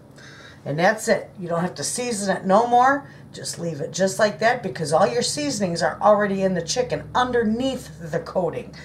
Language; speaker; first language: English; native; English